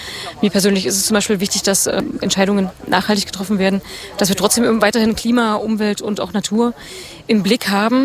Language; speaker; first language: German; native; German